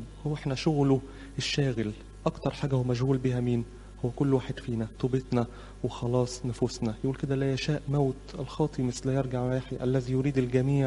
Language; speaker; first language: Arabic; native; Arabic